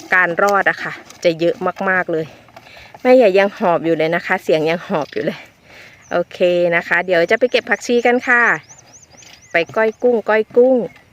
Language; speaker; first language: Thai; non-native, local second language; Northeastern Thai